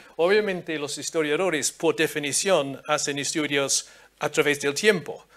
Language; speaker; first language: Spanish; non-native, fluent; English